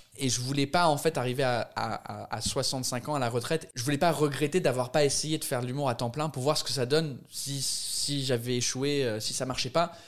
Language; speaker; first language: French; non-native, fluent; English